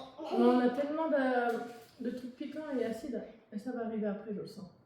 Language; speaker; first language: French; native; French